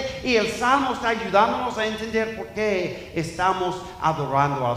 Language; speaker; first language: Spanish; non-native, fluent; English